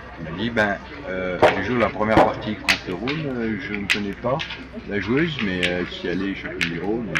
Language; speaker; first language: French; native; French